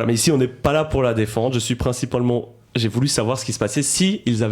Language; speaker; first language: French; native; French